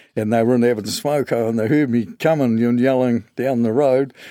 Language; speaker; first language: English; native; English